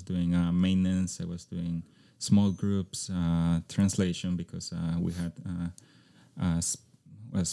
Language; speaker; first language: English; non-native, fluent; Spanish